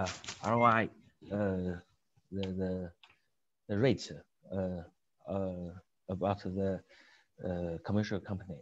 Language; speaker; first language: English; non-native, learner; Chinese